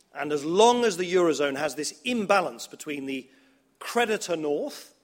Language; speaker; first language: English; early bilingual, other home language; Dutch